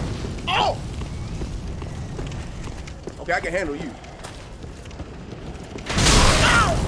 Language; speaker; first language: English; native; English